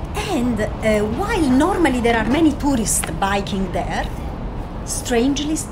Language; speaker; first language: English; non-native, fluent; Italian